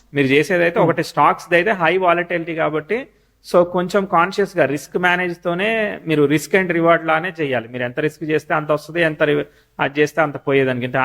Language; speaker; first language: Telugu; native; Telugu